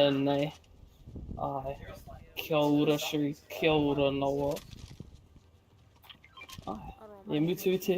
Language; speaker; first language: Māori; non-native, local second language; English